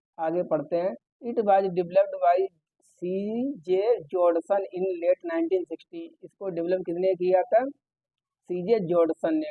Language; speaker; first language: Hindi; native; Hindi